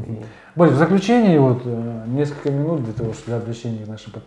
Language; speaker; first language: Russian; native; Russian